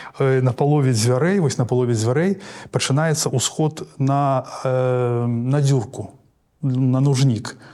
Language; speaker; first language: Belarusian; non-native, local second language; Russian